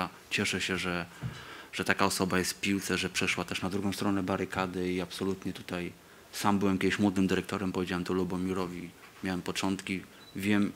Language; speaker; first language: Polish; native; Polish